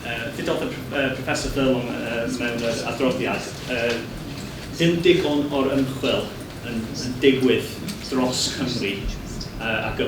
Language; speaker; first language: Welsh; non-native, learner; English